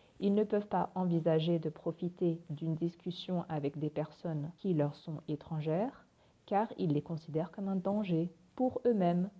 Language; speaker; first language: French; native; French